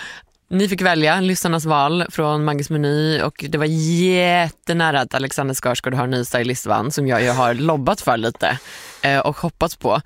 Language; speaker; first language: Swedish; native; Swedish